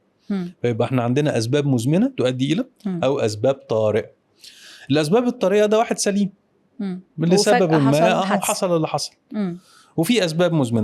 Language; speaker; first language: Arabic; native; Arabic